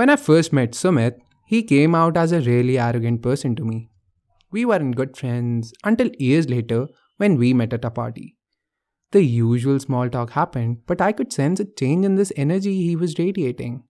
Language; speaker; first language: English; non-native, local second language; Hindi